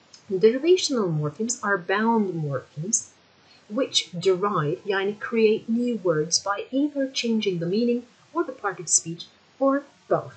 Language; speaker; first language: English; non-native, fluent; Turkish